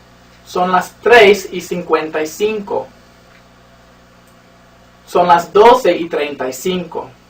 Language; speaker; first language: Spanish; non-native, fluent; English